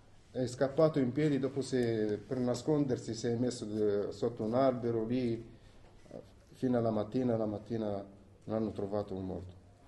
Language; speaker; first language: Italian; non-native, fluent; Arabic